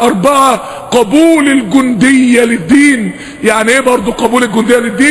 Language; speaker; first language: Arabic; native; Arabic